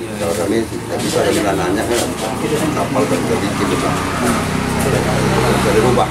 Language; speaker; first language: Indonesian; non-native, local second language; Hakka Chinese